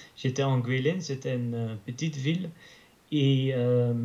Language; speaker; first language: French; non-native, learner; Dutch